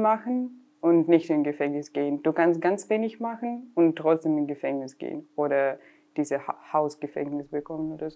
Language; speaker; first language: German; non-native, learner; Russian